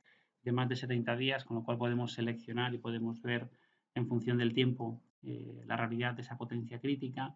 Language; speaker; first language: Spanish; native; Spanish